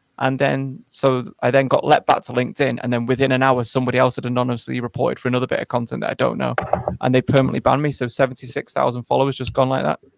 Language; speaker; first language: English; native; English